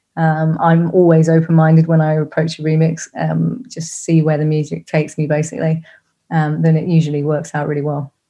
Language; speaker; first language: English; native; English